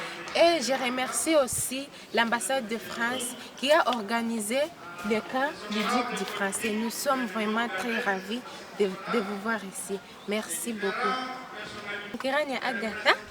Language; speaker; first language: French; non-native, learner; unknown